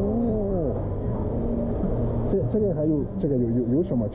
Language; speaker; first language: Chinese; non-native, learner; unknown